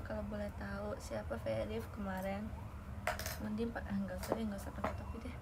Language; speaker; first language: Indonesian; native; Indonesian